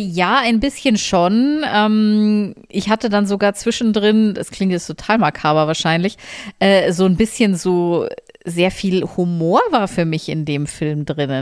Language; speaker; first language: German; native; German